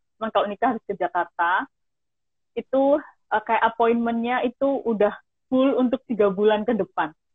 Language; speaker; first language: Indonesian; native; Indonesian